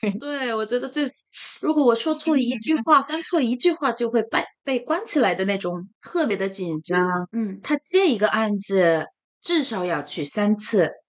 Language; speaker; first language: Chinese; non-native, fluent; Korean